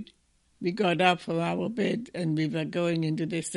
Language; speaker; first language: English; non-native, fluent; German